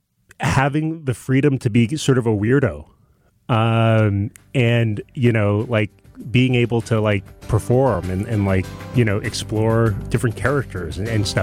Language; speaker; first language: English; early bilingual, other home language; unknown